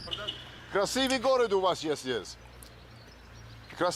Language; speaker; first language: Russian; non-native, learner; English